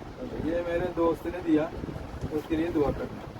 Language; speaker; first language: Hindi; non-native, local second language; Malayalam